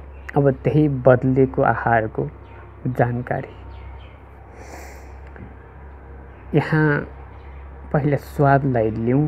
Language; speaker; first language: Nepali; native; Nepali